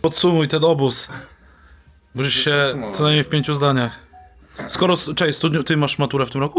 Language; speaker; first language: Polish; native; Polish